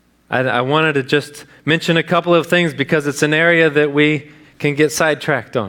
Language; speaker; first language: English; native; English